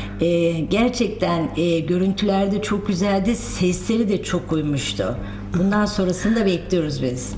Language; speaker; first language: Turkish; native; Turkish